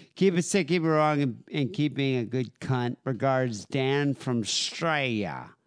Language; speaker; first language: English; native; English